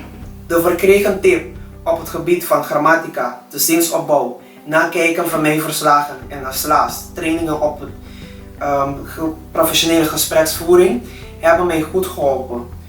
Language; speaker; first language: Dutch; non-native, local second language; Papiamento